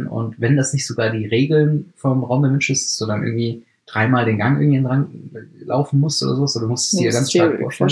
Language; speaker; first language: German; native; German